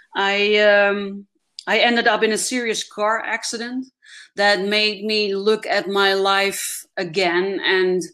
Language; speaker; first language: English; non-native, fluent; Dutch